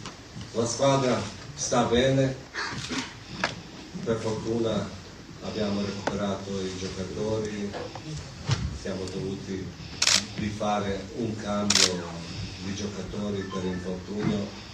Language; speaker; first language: Italian; non-native, fluent; Bosnian